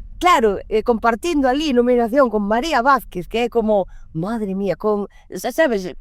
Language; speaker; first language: Galician; non-native, local second language; Spanish